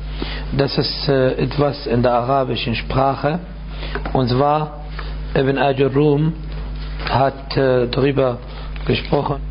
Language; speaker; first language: German; non-native, fluent; Arabic